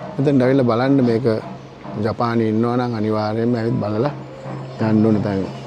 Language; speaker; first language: Sinhala; native; Sinhala